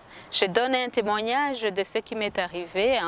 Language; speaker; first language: French; non-native, local second language; Kinyarwanda